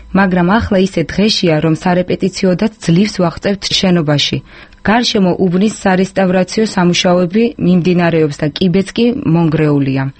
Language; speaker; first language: Georgian; non-native, local second language; Azerbaijani